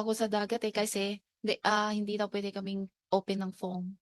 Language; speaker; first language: Filipino; non-native, learner; Chinese